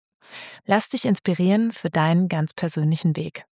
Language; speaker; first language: German; native; German